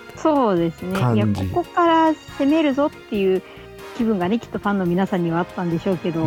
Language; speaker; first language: Japanese; native; Japanese